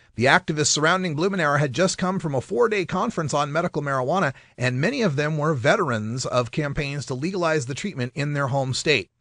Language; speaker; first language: English; native; English